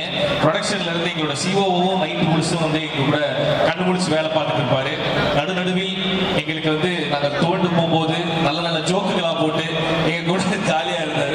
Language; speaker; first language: Tamil; native; Tamil